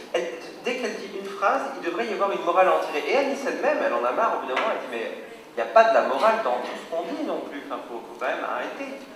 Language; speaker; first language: French; native; French